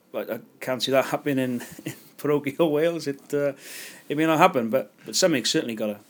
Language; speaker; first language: English; native; English